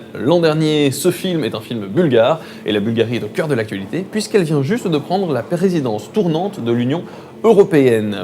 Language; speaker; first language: French; native; French